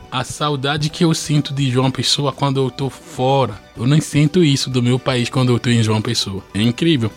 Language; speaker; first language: Portuguese; non-native, fluent; Fon